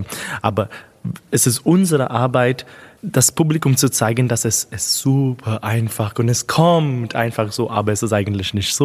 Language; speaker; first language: German; non-native, fluent; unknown